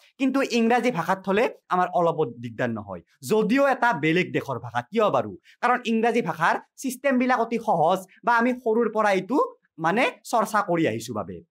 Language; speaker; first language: Assamese; native; Assamese